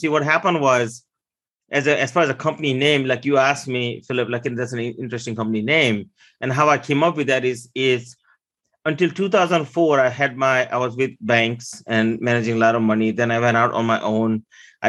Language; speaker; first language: English; early bilingual, other home language; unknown